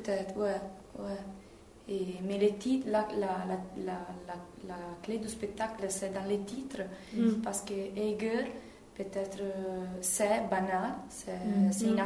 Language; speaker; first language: French; non-native, fluent; Italian